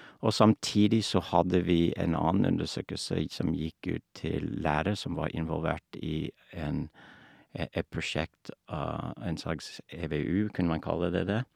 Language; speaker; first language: Norwegian; non-native, fluent; English